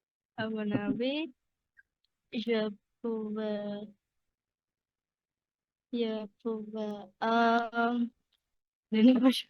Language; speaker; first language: French; non-native, learner; Indonesian